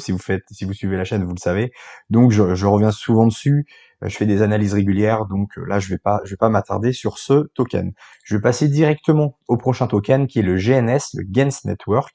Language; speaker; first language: French; native; French